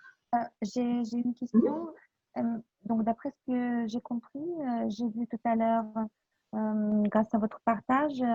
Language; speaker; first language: French; non-native, fluent; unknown